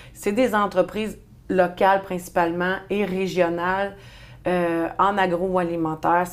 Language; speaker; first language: French; native; French